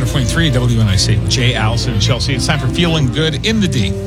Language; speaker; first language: English; native; English